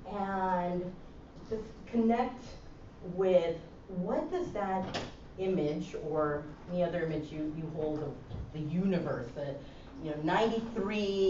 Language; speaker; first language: English; early bilingual, other home language; Spanish